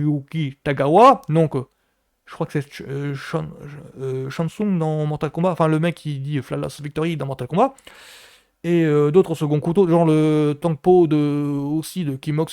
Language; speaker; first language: French; native; French